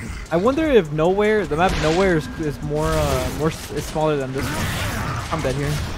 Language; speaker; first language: English; early bilingual, other home language; Spanish